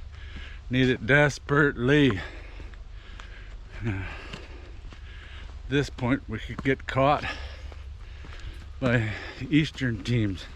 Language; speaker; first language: English; native; English